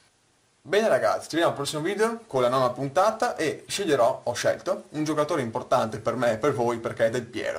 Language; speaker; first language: Italian; native; Italian